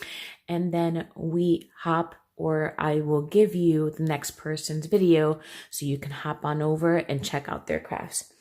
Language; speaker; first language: English; native; English